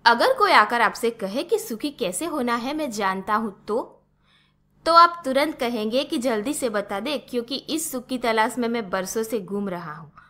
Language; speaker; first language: Hindi; non-native, local second language; Gujarati